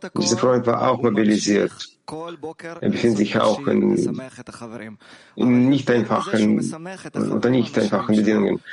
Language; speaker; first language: German; non-native, learner; Hebrew